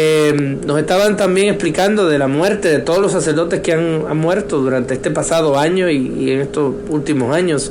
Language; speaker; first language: Spanish; native; Spanish